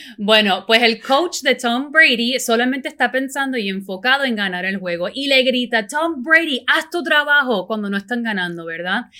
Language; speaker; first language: Spanish; early bilingual, heritage; Spanish